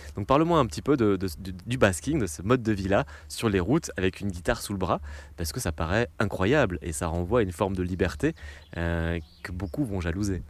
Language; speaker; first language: French; native; French